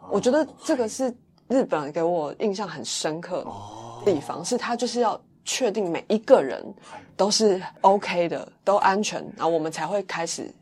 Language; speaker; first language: Chinese; native; Chinese